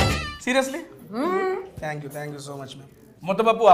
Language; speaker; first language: Telugu; native; Telugu